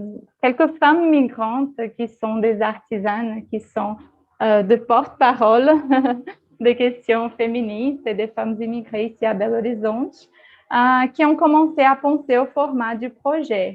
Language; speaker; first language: French; non-native, fluent; Portuguese